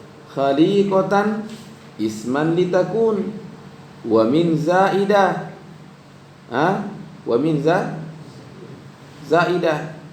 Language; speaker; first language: Arabic; non-native, fluent; Indonesian